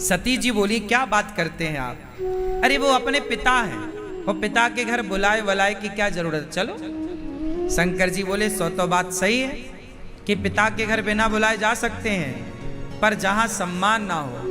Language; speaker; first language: Hindi; native; Hindi